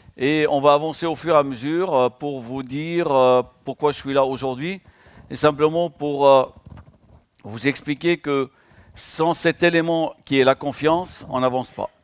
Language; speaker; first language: French; non-native, local second language; Arabic